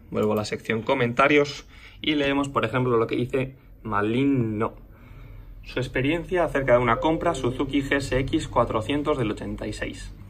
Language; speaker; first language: Spanish; native; Spanish